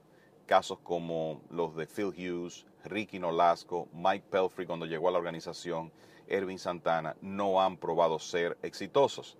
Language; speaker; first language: Spanish; native; Spanish